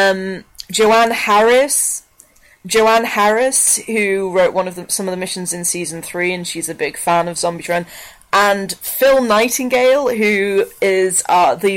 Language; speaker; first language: English; native; English